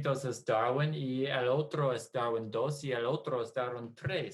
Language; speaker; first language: Spanish; non-native, fluent; English